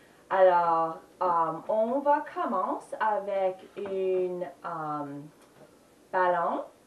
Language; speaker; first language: French; non-native, learner; English